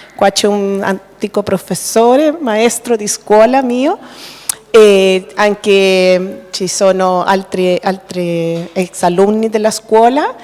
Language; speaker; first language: Italian; early bilingual, other home language; Spanish